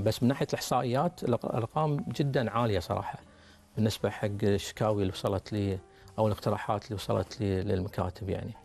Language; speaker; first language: Arabic; native; Arabic